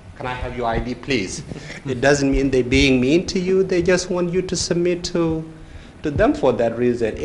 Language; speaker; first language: English; non-native, fluent; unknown